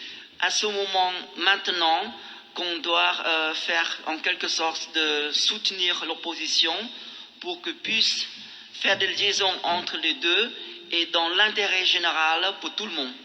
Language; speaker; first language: French; non-native, fluent; Khmer